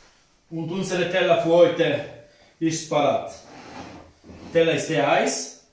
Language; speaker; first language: German; non-native, fluent; Italian